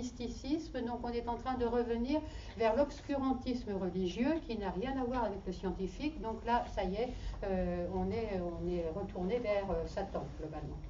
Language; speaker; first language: French; native; French